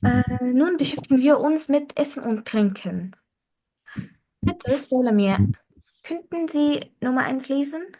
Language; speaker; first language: German; non-native, fluent; Arabic